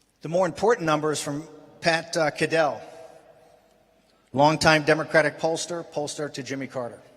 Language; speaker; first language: English; native; English